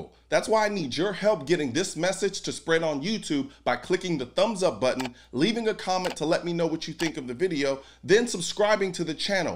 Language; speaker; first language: English; native; English